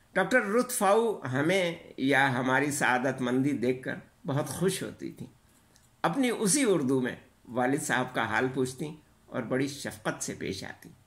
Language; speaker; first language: Urdu; native; Urdu